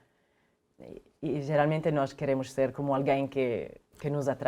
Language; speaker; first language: Portuguese; non-native, fluent; Italian